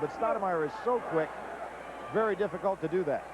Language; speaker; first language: English; native; English